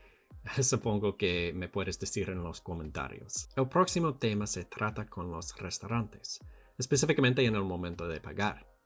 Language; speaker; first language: Spanish; non-native, learner; English